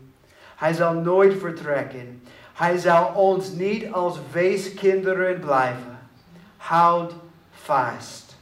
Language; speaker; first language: Dutch; non-native, learner; English